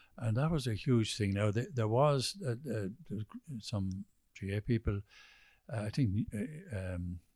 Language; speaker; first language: English; native; English